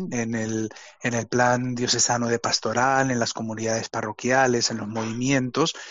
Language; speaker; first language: Spanish; native; Spanish